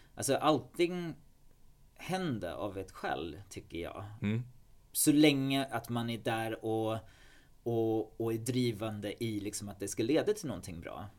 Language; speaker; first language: Swedish; non-native, fluent; English